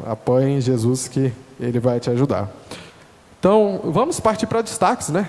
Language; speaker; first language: Portuguese; native; Portuguese